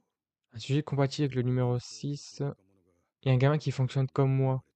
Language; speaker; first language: French; native; French